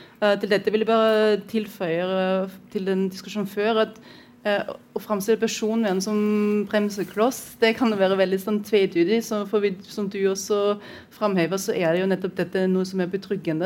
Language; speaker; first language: Norwegian; non-native, fluent; German